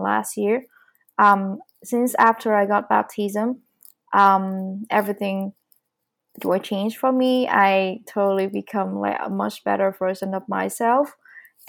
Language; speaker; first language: English; non-native, fluent; Vietnamese